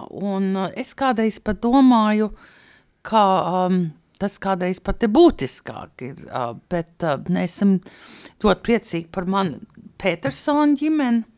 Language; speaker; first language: Latvian; early bilingual, heritage; Latvian